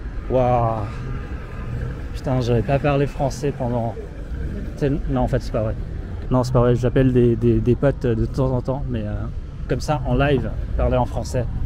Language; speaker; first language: French; native; French